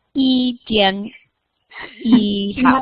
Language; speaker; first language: Chinese; non-native, learner; English